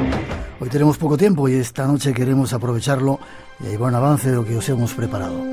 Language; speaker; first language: Spanish; native; Spanish